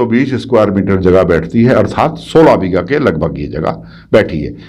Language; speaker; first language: Hindi; native; Hindi